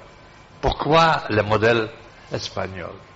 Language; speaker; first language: French; non-native, fluent; Polish